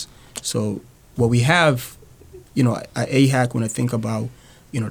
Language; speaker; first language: English; non-native, fluent; Rundi